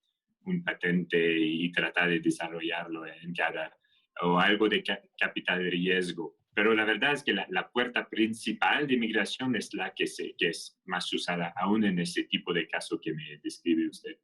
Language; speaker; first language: Spanish; non-native, fluent; French